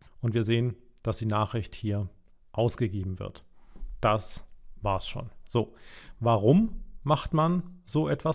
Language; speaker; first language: German; native; German